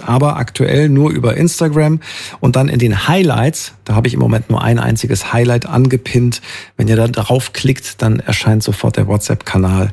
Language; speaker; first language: German; native; German